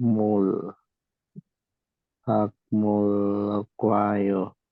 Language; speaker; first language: Korean; non-native, learner; Indonesian